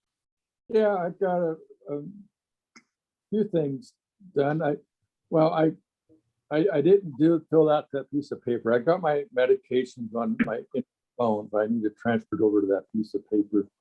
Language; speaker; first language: English; native; English